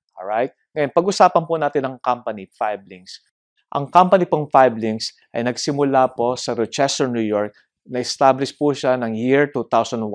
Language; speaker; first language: Filipino; native; Filipino